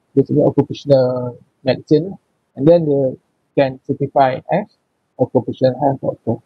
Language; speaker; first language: English; non-native, local second language; Malay